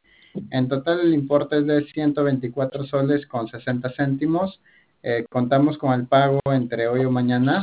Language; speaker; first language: Spanish; native; Spanish